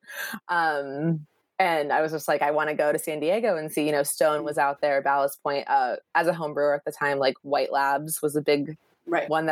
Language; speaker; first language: English; native; English